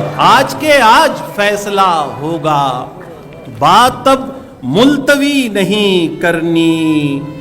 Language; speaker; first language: Urdu; native; Urdu